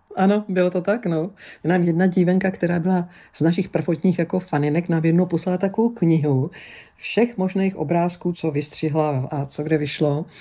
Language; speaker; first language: Czech; early bilingual, other home language; Greek